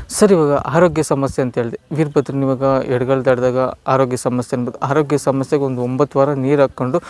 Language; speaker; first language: Kannada; native; Kannada